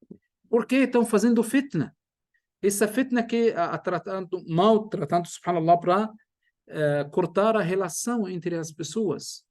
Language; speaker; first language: Portuguese; non-native, fluent; Arabic